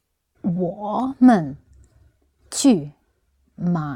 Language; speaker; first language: Chinese; non-native, learner; English